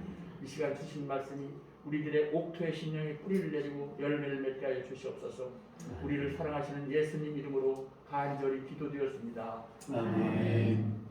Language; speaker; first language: Korean; native; Korean